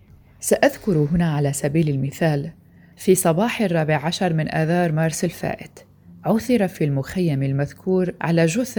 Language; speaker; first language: Arabic; native; Arabic